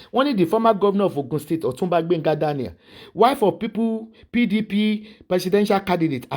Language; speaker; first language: English; non-native, local second language; Yoruba